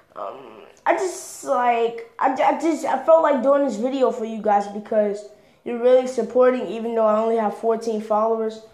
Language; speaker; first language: English; native; English